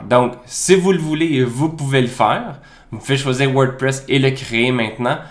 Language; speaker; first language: French; native; French